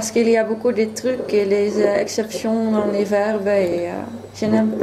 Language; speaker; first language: French; non-native, learner; Dutch